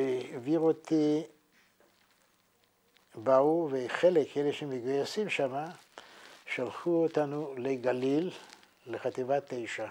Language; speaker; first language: Hebrew; non-native, fluent; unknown